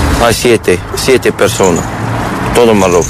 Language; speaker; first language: Spanish; non-native, learner; Arabic